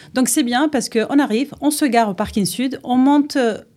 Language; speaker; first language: French; non-native, fluent; Spanish